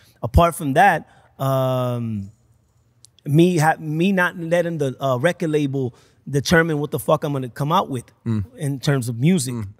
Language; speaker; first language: English; early bilingual, other home language; Spanish